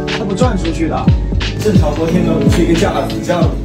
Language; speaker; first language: Chinese; native; Chinese